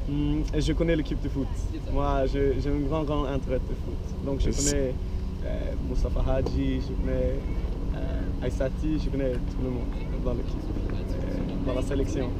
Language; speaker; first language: French; non-native, learner; Swedish